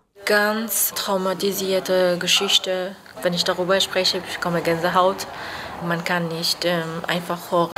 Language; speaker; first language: German; non-native, fluent; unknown